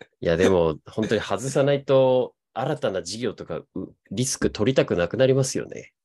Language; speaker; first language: Japanese; native; Japanese